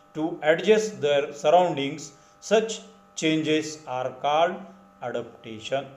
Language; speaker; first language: English; non-native, local second language; Marathi